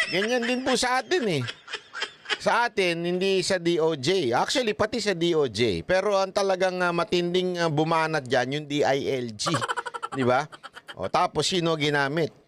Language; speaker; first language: Filipino; native; Filipino